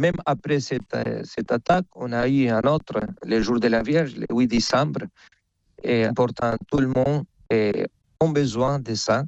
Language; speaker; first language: French; non-native, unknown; Spanish